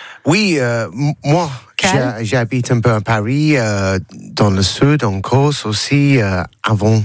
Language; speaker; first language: French; non-native, learner; English